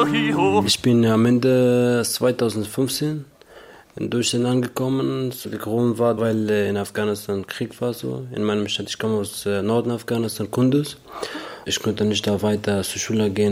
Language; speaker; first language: German; non-native, learner; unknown